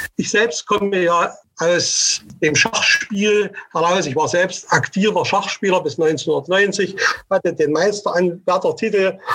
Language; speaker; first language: German; native; German